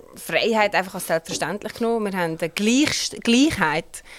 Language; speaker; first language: German; native; German